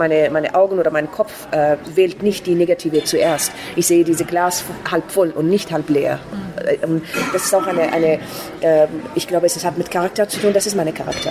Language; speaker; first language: German; non-native, fluent; Persian